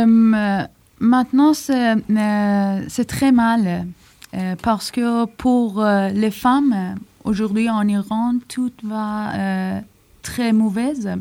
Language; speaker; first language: French; non-native, learner; Persian